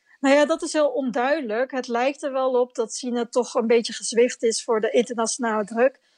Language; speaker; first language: Dutch; native; Dutch